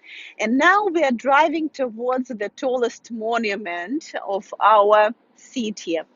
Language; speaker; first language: English; non-native, fluent; Russian